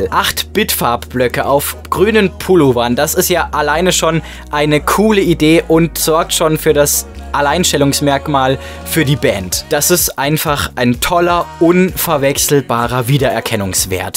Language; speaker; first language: German; native; German